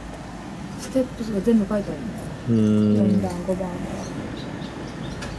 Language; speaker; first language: Japanese; native; Japanese